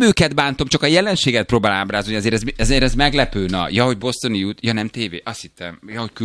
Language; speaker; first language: Hungarian; native; Hungarian